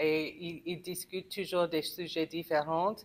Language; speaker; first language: French; non-native, local second language; English